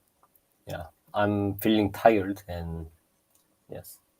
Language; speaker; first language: English; non-native, learner; Japanese